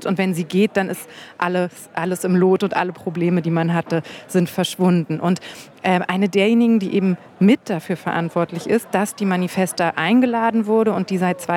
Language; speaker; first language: German; native; German